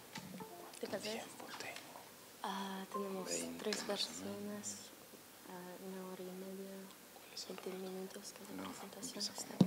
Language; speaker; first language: Spanish; non-native, learner; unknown